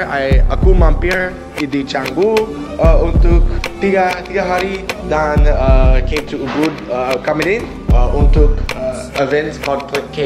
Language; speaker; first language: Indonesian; non-native, learner; English